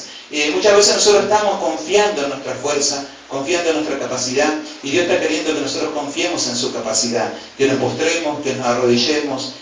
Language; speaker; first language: Spanish; native; Spanish